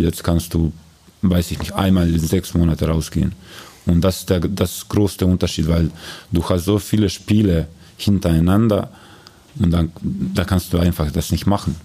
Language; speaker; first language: German; non-native, learner; Croatian